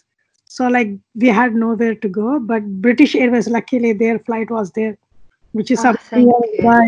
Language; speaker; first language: English; non-native, local second language; Telugu